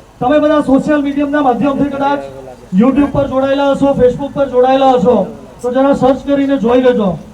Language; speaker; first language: Gujarati; non-native, local second language; Gamit